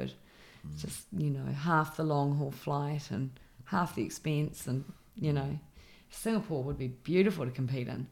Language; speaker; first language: English; native; English